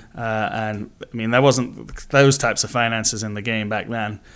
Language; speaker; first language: English; native; English